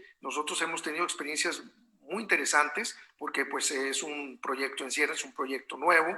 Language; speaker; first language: Spanish; native; Spanish